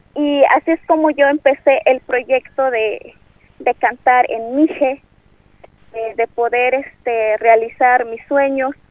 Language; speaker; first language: Spanish; non-native, local second language; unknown